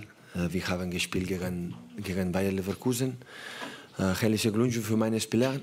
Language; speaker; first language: German; non-native, learner; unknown